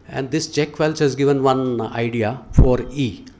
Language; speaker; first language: English; non-native, local second language; Gujarati